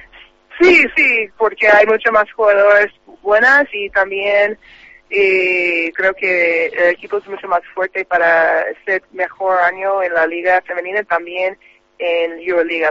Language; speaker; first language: Spanish; non-native, learner; English